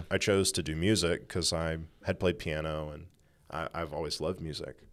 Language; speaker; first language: English; native; English